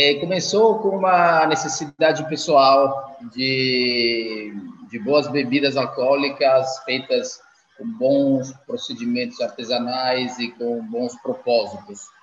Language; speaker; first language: Portuguese; non-native, fluent; Italian